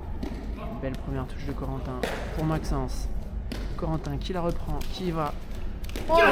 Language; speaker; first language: French; native; French